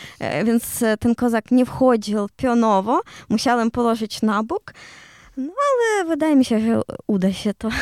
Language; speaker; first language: Polish; non-native, learner; Ukrainian